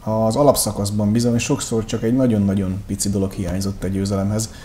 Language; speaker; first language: Hungarian; native; Hungarian